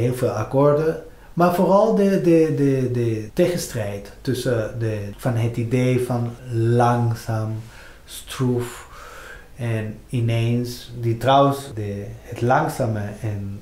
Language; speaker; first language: Dutch; non-native, fluent; Spanish